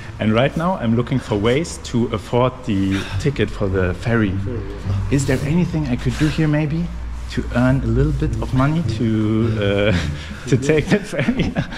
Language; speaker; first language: English; non-native, fluent; German